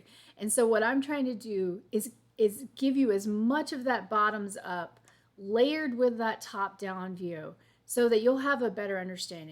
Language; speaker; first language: English; native; English